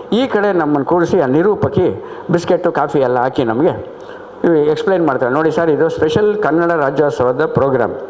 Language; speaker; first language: Kannada; native; Kannada